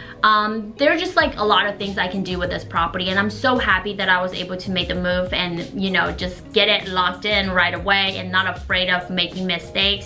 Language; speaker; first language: English; non-native, fluent; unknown